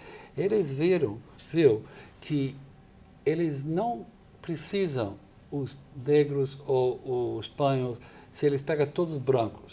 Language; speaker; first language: Portuguese; non-native, fluent; English